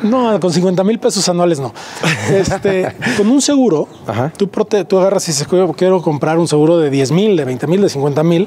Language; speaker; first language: Spanish; native; Spanish